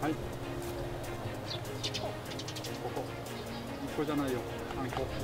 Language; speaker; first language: Japanese; native; Japanese